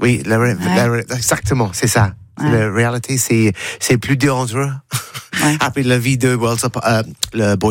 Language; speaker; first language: French; non-native, learner; English